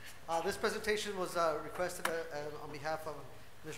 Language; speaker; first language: English; native; English